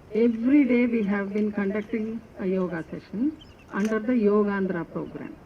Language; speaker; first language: English; non-native, local second language; Telugu